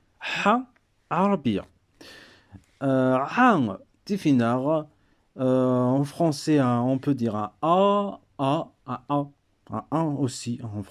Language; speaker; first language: French; non-native, local second language; Berber languages